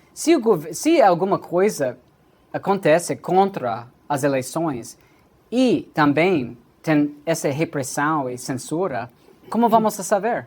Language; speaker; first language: Portuguese; non-native, fluent; English